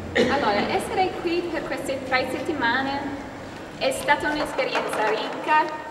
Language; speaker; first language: Italian; non-native, fluent; English